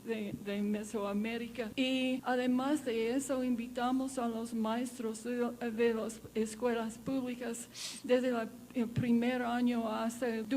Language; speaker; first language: Spanish; non-native, fluent; English